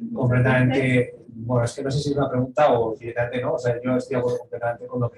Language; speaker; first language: Spanish; native; Spanish